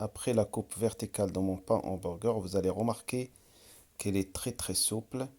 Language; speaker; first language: French; non-native, local second language; Arabic